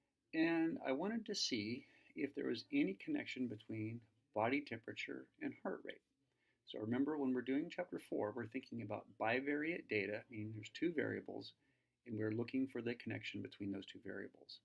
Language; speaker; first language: English; native; English